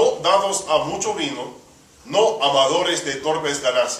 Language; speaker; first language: Spanish; early bilingual, heritage; Spanish